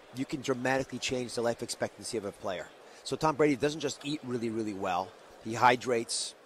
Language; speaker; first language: English; native; English